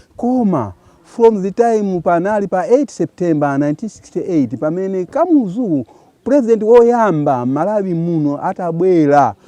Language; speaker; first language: Nyanja; non-native, local second language; Tumbuka